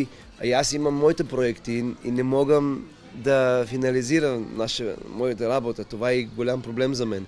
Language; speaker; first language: Bulgarian; non-native, learner; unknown